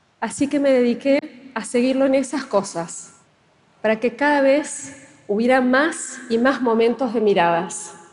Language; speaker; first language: Spanish; native; Spanish